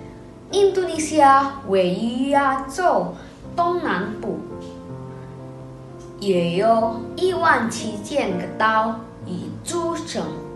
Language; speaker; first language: Chinese; non-native, learner; Indonesian